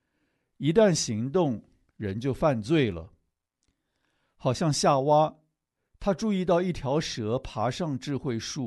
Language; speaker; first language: Chinese; native; Chinese